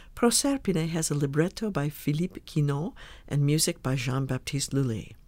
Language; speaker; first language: English; native; English